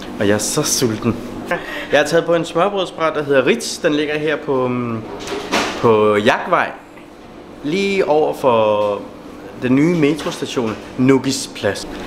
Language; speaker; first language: Danish; non-native, fluent; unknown